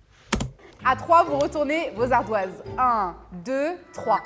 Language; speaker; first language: French; native; French